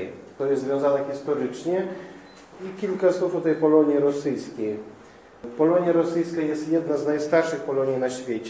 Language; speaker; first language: Polish; non-native, fluent; Russian